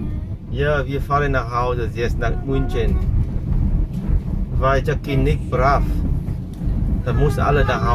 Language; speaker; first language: German; non-native, learner; Vietnamese